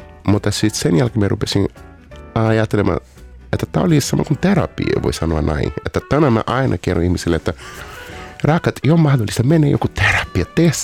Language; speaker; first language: Finnish; non-native, fluent; Portuguese